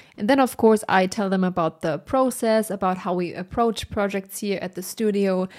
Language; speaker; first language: English; non-native, fluent; German